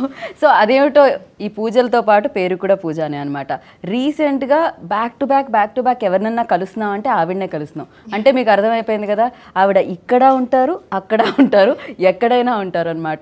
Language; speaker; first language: Telugu; native; Telugu